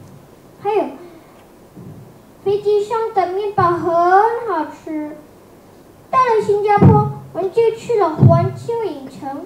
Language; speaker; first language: Chinese; non-native, learner; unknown